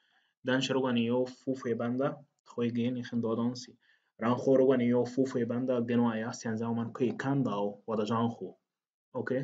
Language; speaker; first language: Chinese; non-native, fluent; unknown